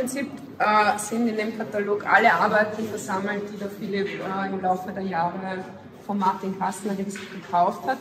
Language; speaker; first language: German; native; German